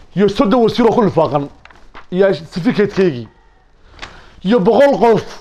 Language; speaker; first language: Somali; native; Somali